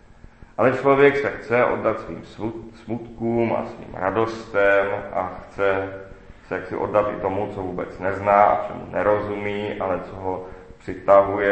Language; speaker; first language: Czech; native; Czech